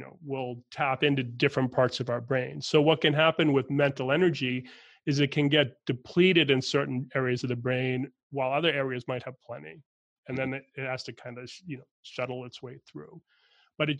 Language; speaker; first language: English; native; English